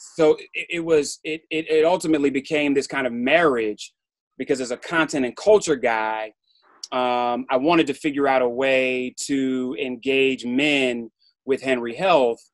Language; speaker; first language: English; native; English